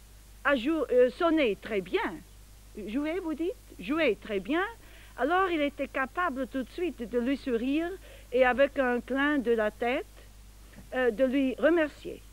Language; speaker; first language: French; non-native, fluent; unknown